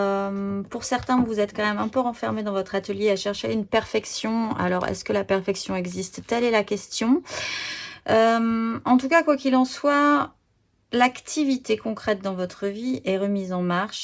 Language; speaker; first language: French; native; French